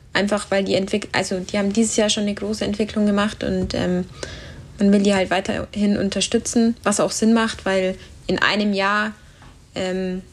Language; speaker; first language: German; native; German